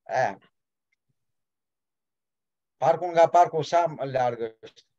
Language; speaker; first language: Albanian; native; Albanian